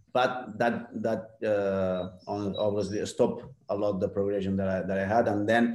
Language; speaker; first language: English; non-native, fluent; Spanish